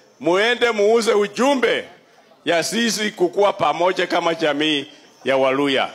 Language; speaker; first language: Swahili; non-native, local second language; Luyia